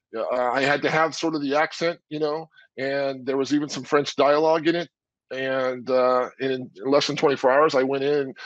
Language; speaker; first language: English; native; English